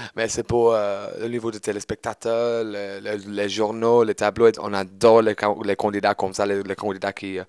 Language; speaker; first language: French; non-native, fluent; English